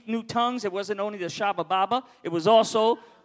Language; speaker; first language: English; native; English